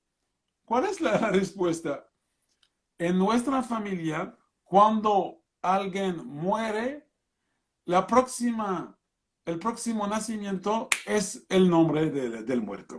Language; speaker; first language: Spanish; non-native, fluent; French